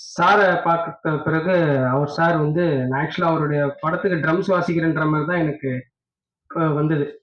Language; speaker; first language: Tamil; native; Tamil